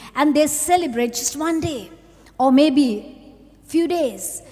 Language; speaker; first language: English; non-native, local second language; Sinhala